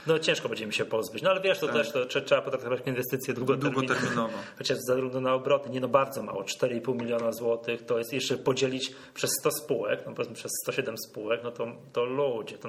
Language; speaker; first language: Polish; native; Polish